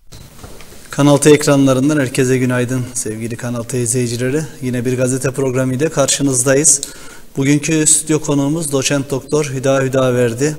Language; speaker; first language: Turkish; native; Turkish